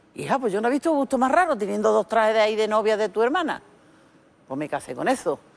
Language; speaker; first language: Spanish; native; Spanish